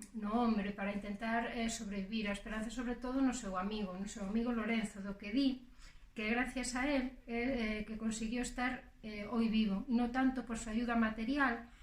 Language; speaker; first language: Spanish; native; Spanish